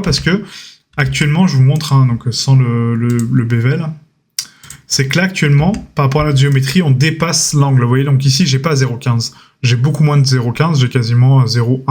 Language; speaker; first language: French; native; French